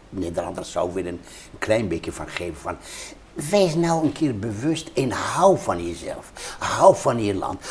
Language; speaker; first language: Dutch; non-native, fluent; Hebrew